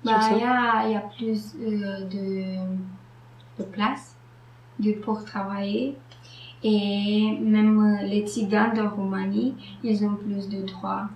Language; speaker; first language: French; early bilingual, other home language; Romanian